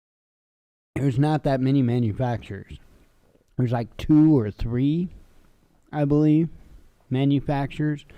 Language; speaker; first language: English; native; English